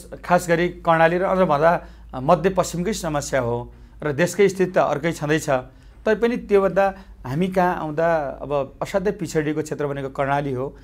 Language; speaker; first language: Nepali; native; Nepali